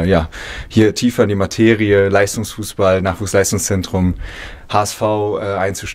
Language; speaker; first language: German; native; German